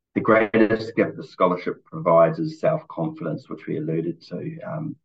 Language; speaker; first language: English; native; English